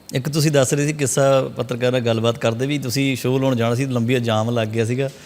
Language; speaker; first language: Punjabi; native; Punjabi